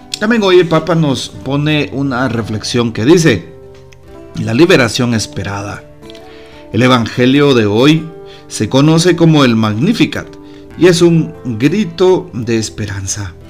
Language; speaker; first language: Spanish; native; Spanish